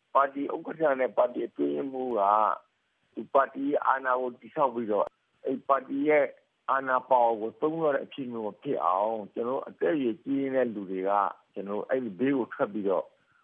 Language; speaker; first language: Burmese; native; Burmese